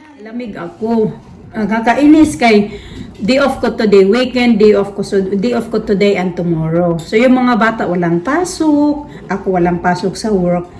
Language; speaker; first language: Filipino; non-native, local second language; Cebuano